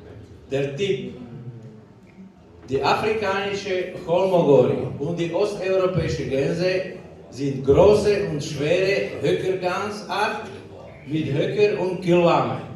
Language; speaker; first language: German; non-native, learner; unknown